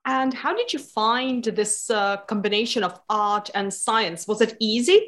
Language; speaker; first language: English; non-native, fluent; Lithuanian